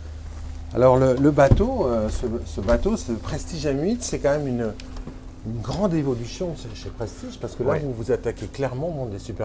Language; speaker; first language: French; native; French